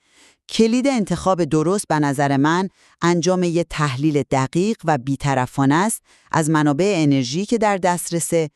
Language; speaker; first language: Persian; native; Persian